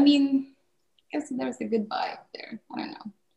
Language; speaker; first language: English; non-native, fluent; Spanish